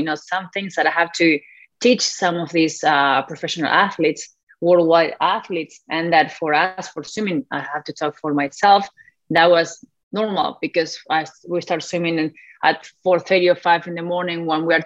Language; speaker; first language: English; non-native, fluent; Spanish